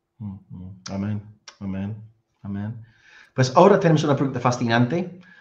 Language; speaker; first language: Spanish; non-native, fluent; English